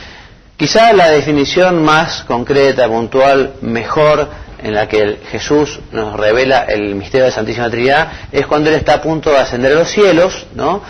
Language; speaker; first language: Spanish; native; Spanish